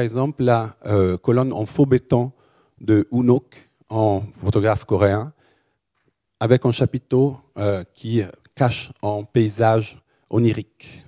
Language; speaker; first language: French; native; French